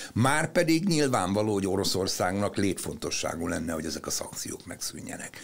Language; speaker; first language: Hungarian; native; Hungarian